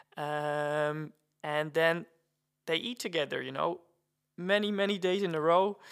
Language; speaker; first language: English; non-native, fluent; Dutch